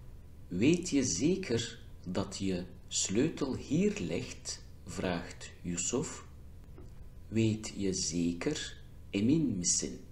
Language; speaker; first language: Dutch; non-native, learner; Turkish